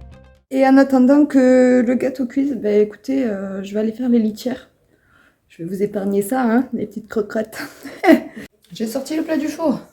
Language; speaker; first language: French; native; French